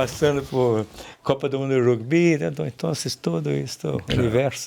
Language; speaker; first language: Spanish; non-native, learner; Portuguese